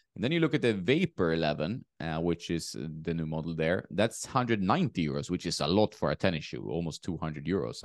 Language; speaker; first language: English; non-native, fluent; Swedish